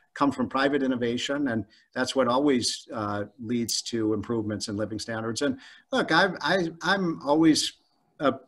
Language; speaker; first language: English; native; English